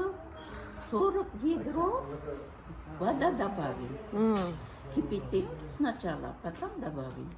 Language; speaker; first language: Russian; non-native, local second language; Uzbek